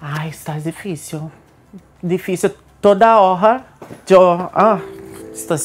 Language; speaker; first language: Spanish; non-native, learner; Portuguese